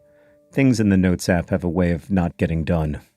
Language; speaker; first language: English; native; English